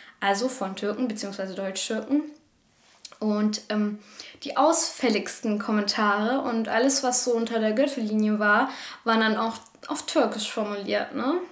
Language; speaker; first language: German; native; German